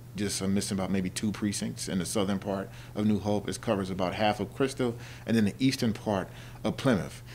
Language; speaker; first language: English; native; English